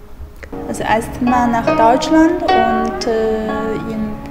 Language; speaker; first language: German; non-native, learner; Chinese